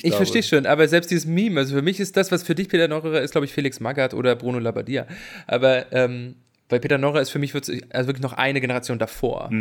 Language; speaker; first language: German; native; German